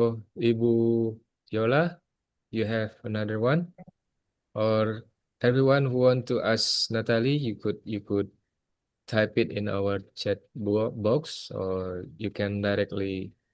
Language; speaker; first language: English; non-native, fluent; Indonesian